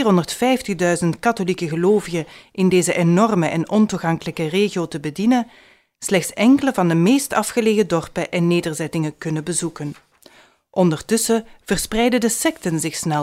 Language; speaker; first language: Dutch; native; Dutch